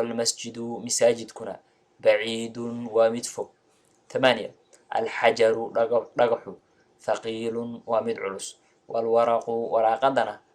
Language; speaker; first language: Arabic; non-native, fluent; Somali